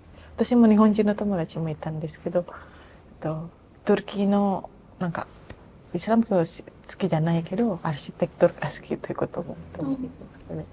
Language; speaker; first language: Japanese; non-native, fluent; Indonesian